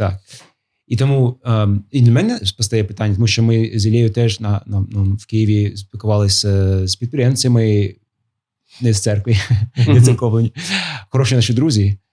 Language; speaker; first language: Ukrainian; non-native, fluent; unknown